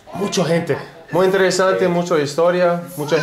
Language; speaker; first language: Spanish; non-native, learner; English